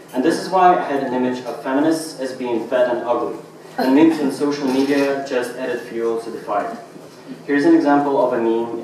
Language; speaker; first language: English; non-native, fluent; Russian